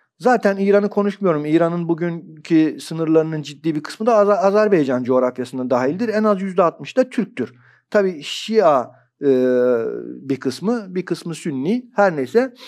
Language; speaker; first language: Turkish; native; Turkish